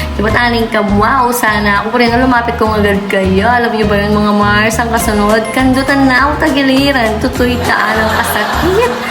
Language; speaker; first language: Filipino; non-native, local second language; Pampanga